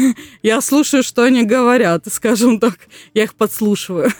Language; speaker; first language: Russian; native; Russian